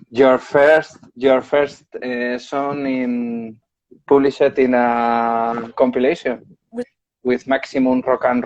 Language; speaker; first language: English; non-native, learner; Spanish